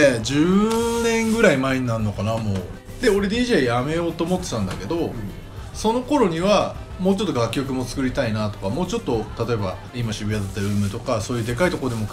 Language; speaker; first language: Japanese; native; Japanese